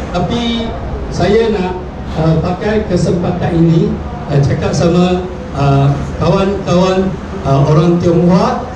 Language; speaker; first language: Malay; non-native, local second language; Chinese